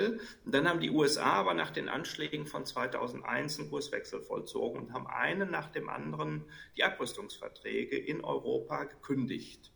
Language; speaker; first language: German; native; German